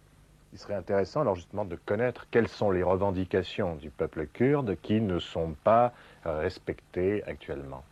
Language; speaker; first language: French; native; French